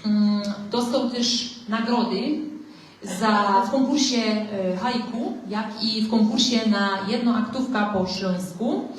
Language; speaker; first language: Polish; native; Polish